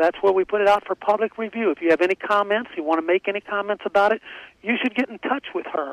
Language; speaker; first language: English; native; English